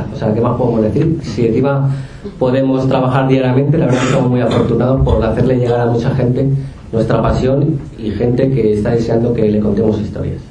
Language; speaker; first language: Spanish; native; Spanish